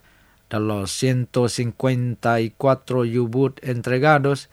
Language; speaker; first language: Spanish; non-native, fluent; Indonesian